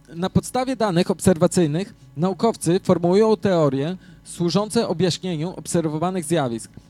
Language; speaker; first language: Polish; native; Polish